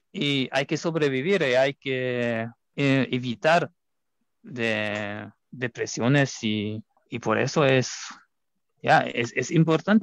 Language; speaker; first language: Spanish; non-native, fluent; German